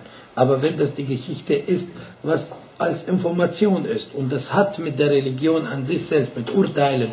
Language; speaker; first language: German; non-native, fluent; Arabic